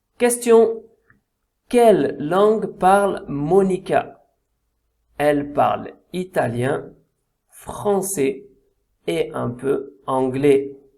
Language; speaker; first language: French; native; French